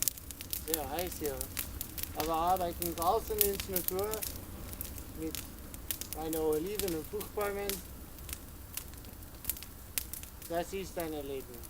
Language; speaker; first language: German; non-native, learner; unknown